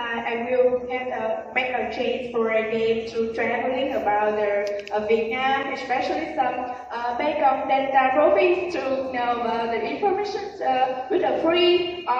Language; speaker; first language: English; non-native, learner; Vietnamese